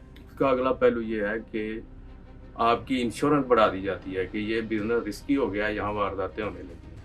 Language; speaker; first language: Urdu; native; Urdu